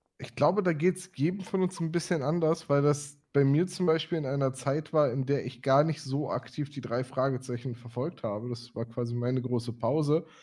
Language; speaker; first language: German; native; German